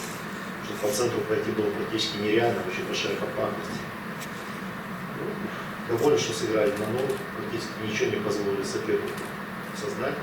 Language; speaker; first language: Russian; native; Russian